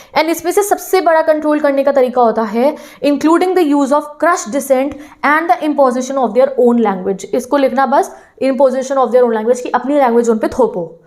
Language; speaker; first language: Hindi; native; Hindi